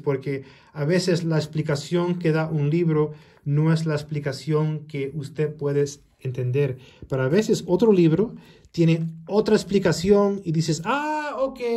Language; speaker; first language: Spanish; early bilingual, heritage; Spanish